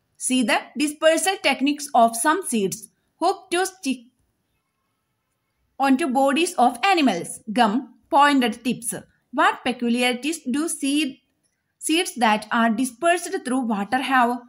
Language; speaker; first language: English; non-native, local second language; Malayalam